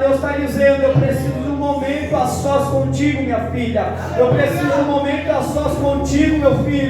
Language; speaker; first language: Portuguese; native; Portuguese